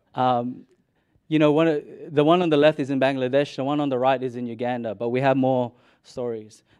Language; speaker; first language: English; non-native, local second language; Cebuano